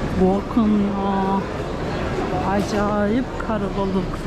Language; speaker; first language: Turkish; non-native, learner; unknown